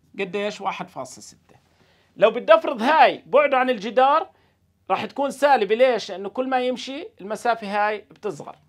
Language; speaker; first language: Arabic; native; Arabic